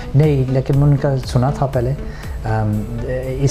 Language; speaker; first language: Hindi; early bilingual, heritage; Hindi